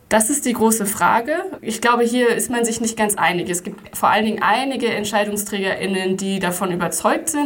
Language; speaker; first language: German; native; German